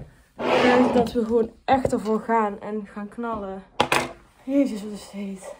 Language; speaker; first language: Dutch; native; Dutch